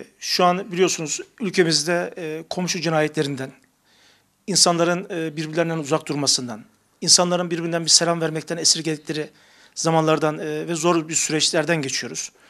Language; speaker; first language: Turkish; native; Turkish